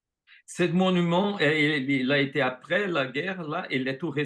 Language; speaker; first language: French; non-native, fluent; Portuguese